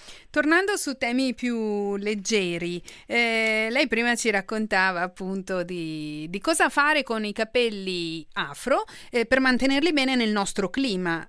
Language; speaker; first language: Italian; native; Italian